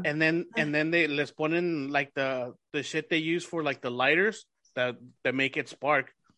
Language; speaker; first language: English; early bilingual, other home language; Spanish